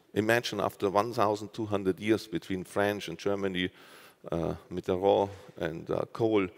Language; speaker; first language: English; non-native, fluent; German